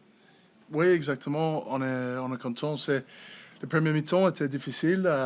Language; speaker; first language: French; non-native, learner; English